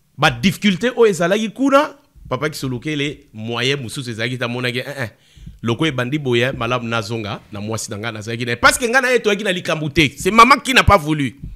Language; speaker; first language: Lingala; non-native, local second language; Kongo